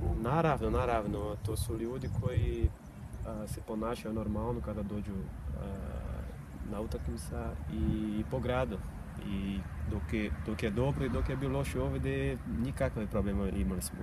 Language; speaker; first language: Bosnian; non-native, fluent; Portuguese